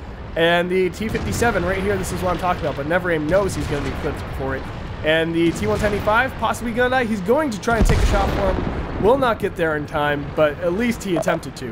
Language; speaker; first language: English; native; English